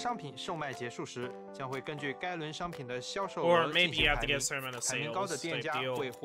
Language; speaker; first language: Chinese; native; Chinese